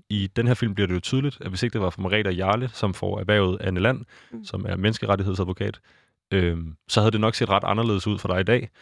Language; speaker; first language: Danish; native; Danish